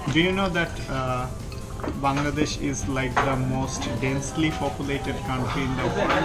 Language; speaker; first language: English; non-native, local second language; Bangla